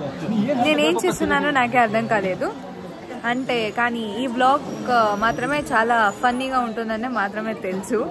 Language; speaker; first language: Telugu; non-native, local second language; Kannada